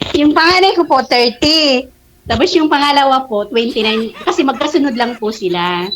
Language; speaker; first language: Filipino; non-native, local second language; Bikol